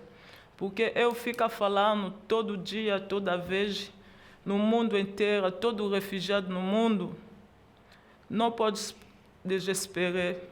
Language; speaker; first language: Portuguese; non-native, learner; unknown